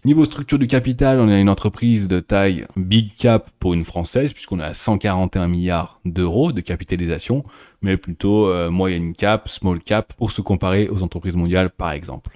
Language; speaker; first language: French; native; French